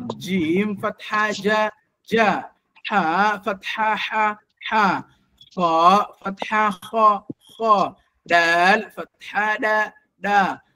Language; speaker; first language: Swahili; native; Swahili